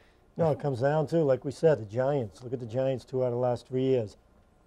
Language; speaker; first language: English; native; English